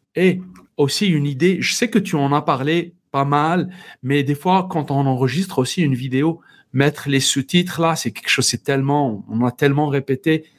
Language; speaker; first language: French; non-native, local second language; Kabyle